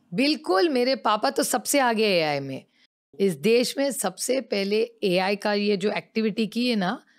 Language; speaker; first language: Hindi; non-native, local second language; Marathi